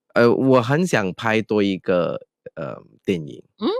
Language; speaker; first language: Chinese; non-native, local second language; Tamil